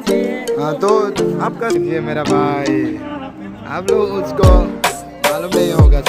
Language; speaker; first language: Hindi; non-native, local second language; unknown